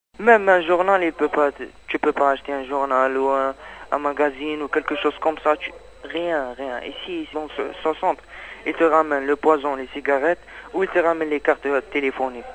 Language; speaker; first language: French; non-native, learner; Arabic